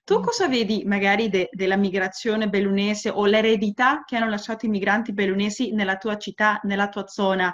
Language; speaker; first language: Italian; non-native, fluent; Spanish